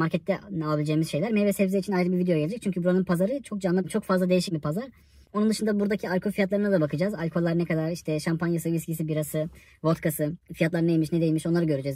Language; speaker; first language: Turkish; native; Turkish